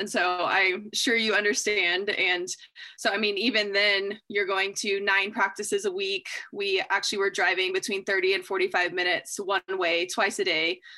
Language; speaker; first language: English; native; English